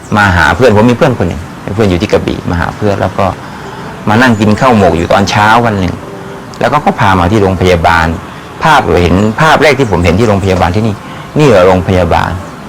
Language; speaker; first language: Thai; native; Thai